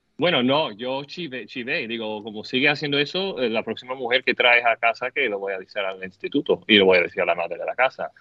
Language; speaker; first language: Spanish; non-native, fluent; English